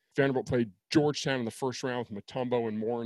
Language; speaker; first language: English; native; English